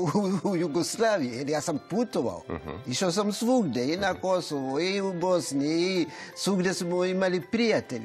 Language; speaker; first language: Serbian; non-native, fluent; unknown